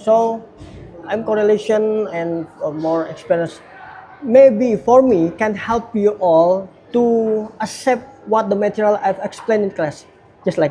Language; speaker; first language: English; non-native, learner; Indonesian